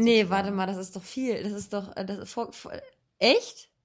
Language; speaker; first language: German; native; German